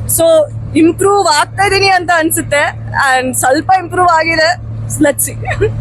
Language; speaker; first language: Kannada; non-native, fluent; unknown